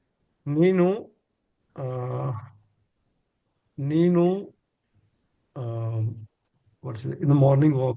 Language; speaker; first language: Kannada; non-native, learner; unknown